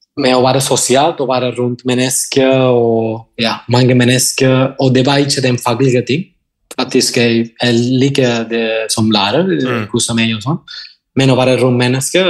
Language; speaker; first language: Norwegian; non-native, fluent; Spanish